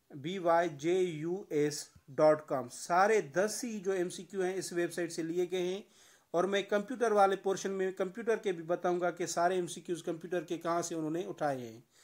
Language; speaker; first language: Urdu; non-native, local second language; Sindhi